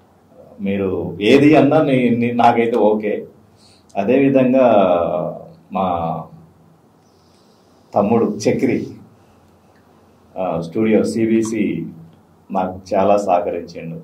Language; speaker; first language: Telugu; native; Telugu